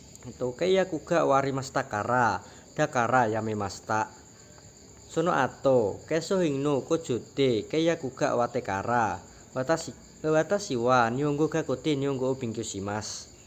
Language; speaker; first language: Japanese; non-native, learner; Indonesian